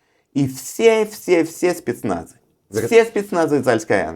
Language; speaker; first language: Russian; early bilingual, heritage; Russian